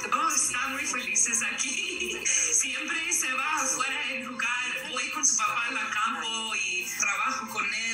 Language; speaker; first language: Spanish; non-native, learner; English